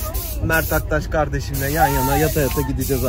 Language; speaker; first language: Turkish; native; Turkish